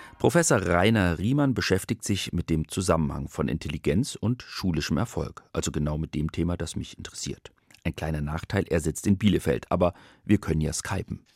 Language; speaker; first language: German; native; German